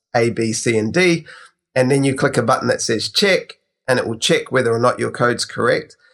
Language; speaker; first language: English; native; English